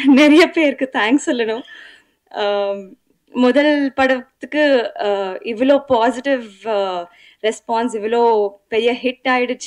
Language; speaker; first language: Tamil; non-native, fluent; Telugu